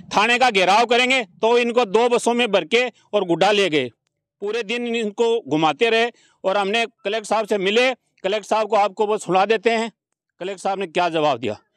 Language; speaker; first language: Hindi; native; Hindi